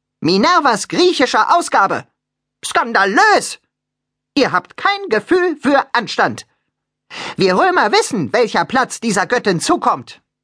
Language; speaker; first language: German; native; German